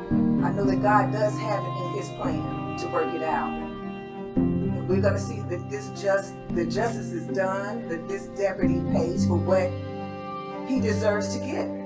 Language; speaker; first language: English; native; English